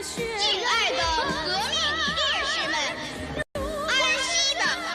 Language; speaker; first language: Chinese; native; Chinese